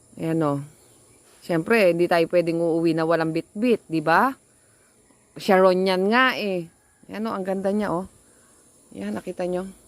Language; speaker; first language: Filipino; native; Filipino